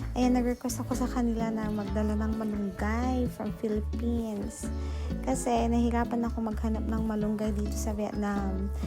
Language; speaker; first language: Filipino; non-native, local second language; Cebuano